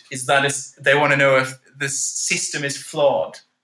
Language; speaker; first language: English; native; English